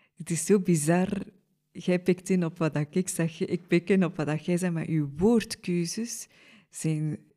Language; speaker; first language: Dutch; native; Dutch